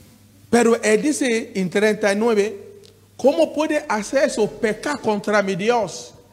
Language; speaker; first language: Spanish; non-native, learner; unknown